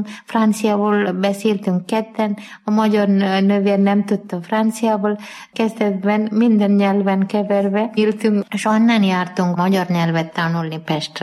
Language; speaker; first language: Hungarian; non-native, learner; Malayalam